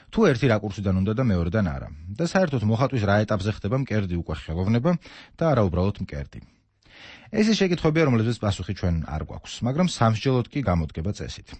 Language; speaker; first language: Georgian; native; Georgian